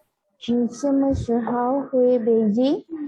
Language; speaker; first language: Chinese; non-native, learner; Malay